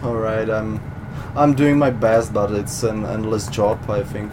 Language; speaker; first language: English; non-native, fluent; Czech